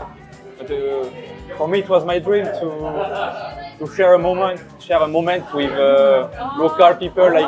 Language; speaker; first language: English; non-native, learner; French